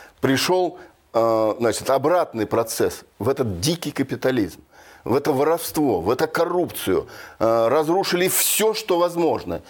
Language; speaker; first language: Russian; native; Russian